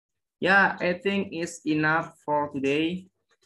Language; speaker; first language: English; non-native, learner; Indonesian